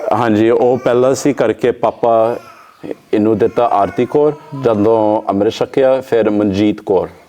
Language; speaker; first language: Punjabi; early bilingual, heritage; English